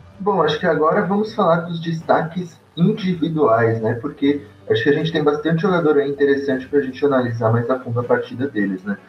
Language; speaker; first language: Portuguese; native; Portuguese